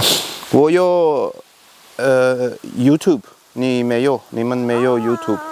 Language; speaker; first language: Chinese; non-native, learner; Armenian